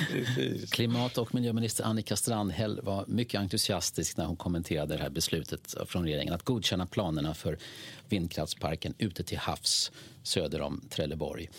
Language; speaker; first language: Swedish; native; Swedish